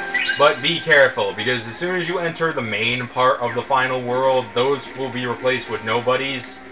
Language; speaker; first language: English; native; English